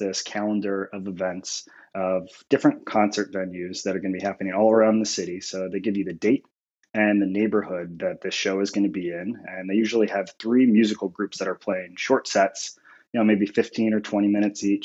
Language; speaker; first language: English; native; English